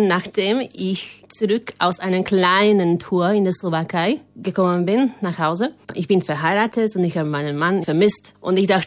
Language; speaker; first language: German; non-native, fluent; Slovak